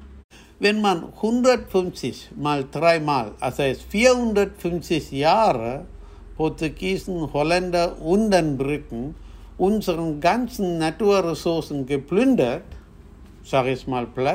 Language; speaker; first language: German; non-native, fluent; Tamil